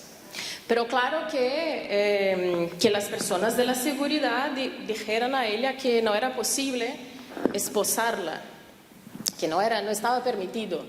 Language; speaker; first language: Spanish; non-native, fluent; Portuguese